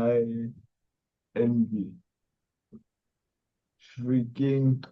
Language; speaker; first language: English; non-native, learner; Indonesian